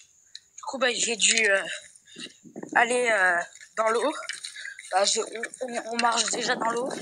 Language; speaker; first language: French; native; French